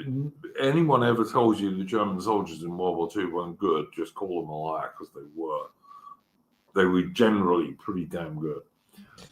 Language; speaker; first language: English; native; English